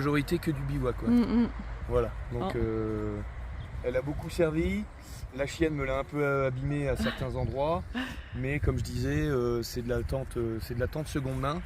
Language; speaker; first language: French; native; French